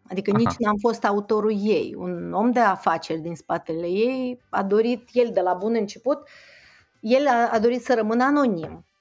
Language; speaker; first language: Romanian; non-native, fluent; Russian